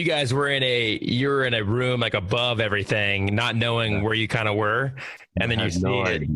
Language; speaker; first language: English; native; English